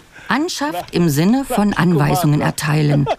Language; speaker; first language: German; native; German